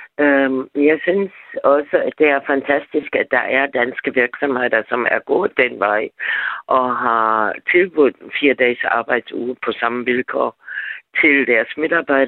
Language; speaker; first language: Danish; non-native, fluent; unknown